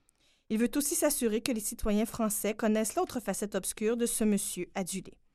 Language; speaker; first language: French; native; French